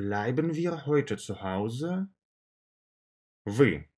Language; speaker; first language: German; non-native, fluent; Russian